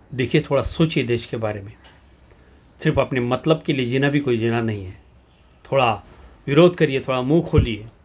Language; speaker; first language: Hindi; native; Hindi